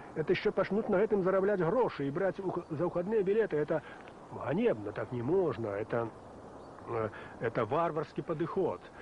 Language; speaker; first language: Belarusian; native; Belarusian